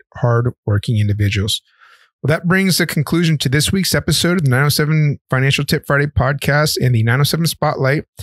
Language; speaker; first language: English; native; English